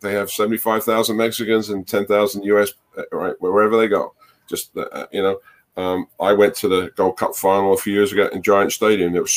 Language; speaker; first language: English; native; English